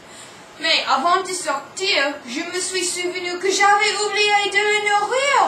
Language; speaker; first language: French; non-native, learner; English